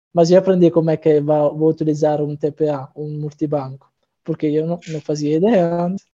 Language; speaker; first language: Portuguese; non-native, fluent; Italian